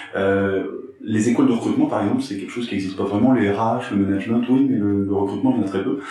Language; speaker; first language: French; native; French